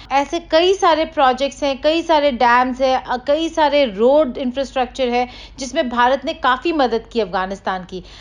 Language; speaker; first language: Urdu; native; Urdu